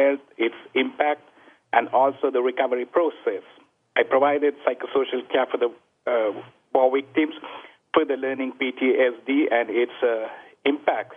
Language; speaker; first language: English; non-native, local second language; Sinhala